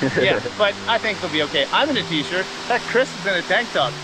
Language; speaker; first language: English; native; English